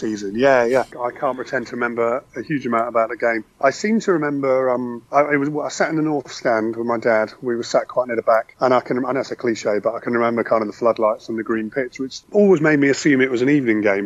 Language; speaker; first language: English; native; English